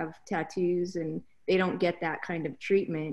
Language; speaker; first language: English; native; English